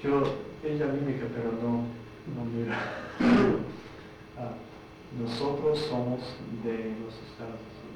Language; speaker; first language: Spanish; non-native, learner; English